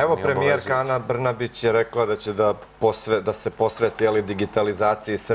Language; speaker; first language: Croatian; native; Croatian